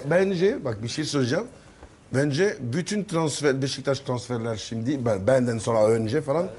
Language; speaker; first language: Turkish; non-native, learner; French